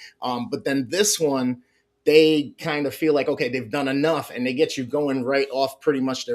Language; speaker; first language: English; native; English